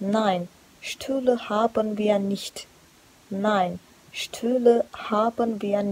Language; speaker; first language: German; non-native, fluent; Georgian